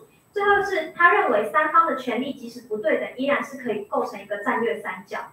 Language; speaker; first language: Chinese; native; Chinese